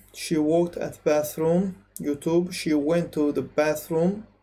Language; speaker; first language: English; non-native, fluent; Azerbaijani